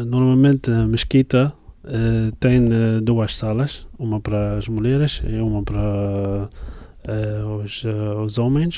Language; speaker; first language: Portuguese; non-native, fluent; Arabic